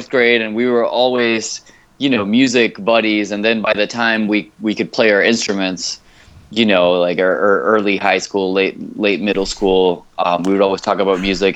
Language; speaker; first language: English; non-native, fluent; Spanish